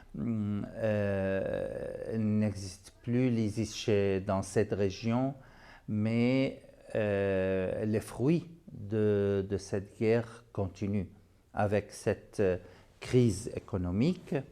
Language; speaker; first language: French; non-native, fluent; Arabic